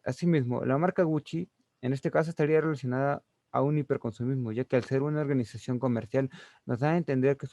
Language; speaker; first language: Spanish; native; Spanish